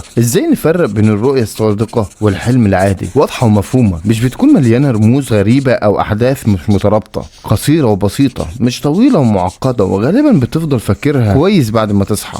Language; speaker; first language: Arabic; native; Arabic